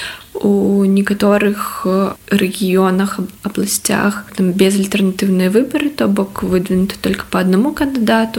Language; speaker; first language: Belarusian; native; Belarusian